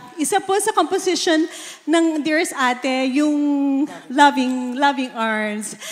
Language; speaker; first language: Filipino; native; Filipino